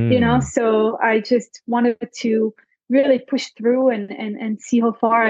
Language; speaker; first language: English; non-native, fluent; French